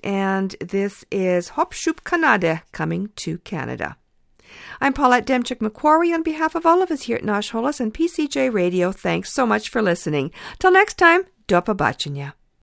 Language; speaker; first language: English; early bilingual, other home language; Ukrainian